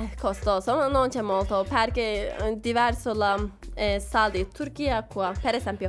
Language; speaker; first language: Italian; non-native, learner; Turkish